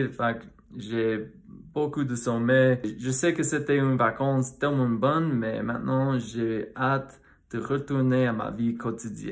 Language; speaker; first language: French; non-native, fluent; English